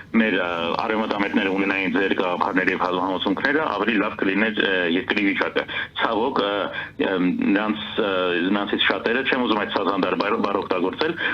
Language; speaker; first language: Armenian; early bilingual, heritage; Armenian